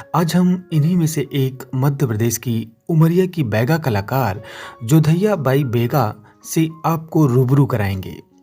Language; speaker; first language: Hindi; native; Hindi